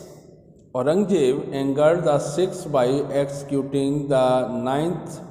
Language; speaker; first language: English; non-native, local second language; Hindi